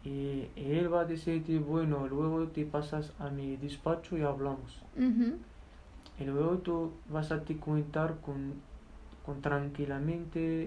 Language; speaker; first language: Spanish; non-native, learner; Berber languages